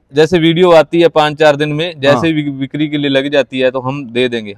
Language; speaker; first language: Hindi; native; Hindi